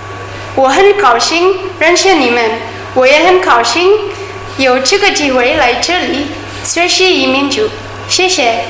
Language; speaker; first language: Chinese; non-native, learner; Indonesian